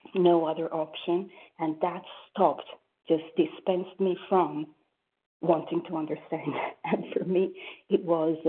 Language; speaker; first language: English; non-native, fluent; French